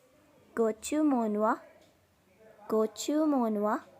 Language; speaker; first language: Japanese; non-native, fluent; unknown